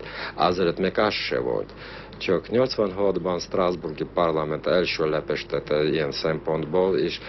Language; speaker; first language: Hungarian; non-native, fluent; Armenian